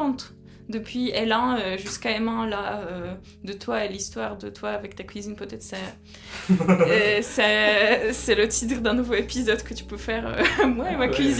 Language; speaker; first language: French; non-native, fluent; Polish